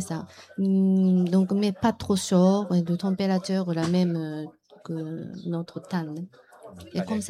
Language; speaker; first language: French; non-native, learner; Japanese